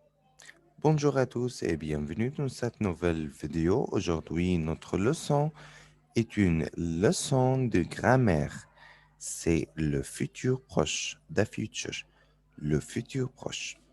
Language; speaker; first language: French; non-native, fluent; Arabic